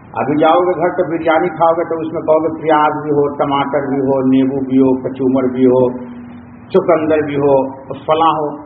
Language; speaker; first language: Urdu; native; Urdu